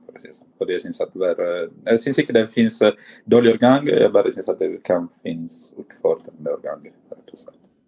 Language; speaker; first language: Norwegian; non-native, fluent; Italian